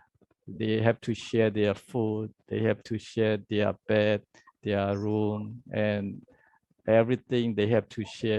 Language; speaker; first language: English; non-native, learner; Burmese